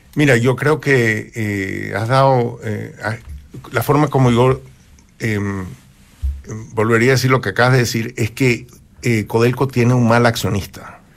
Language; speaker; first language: Spanish; native; Spanish